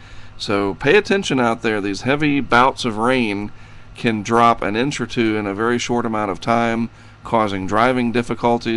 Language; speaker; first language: English; native; English